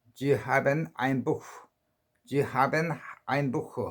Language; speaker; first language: German; non-native, learner; Korean